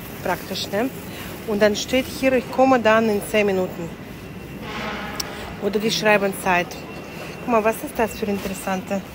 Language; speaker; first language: German; non-native, fluent; Latvian